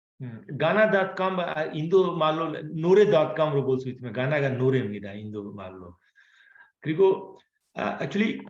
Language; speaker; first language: Korean; non-native, fluent; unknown